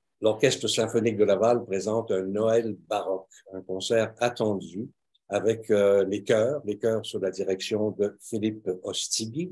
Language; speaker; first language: French; native; French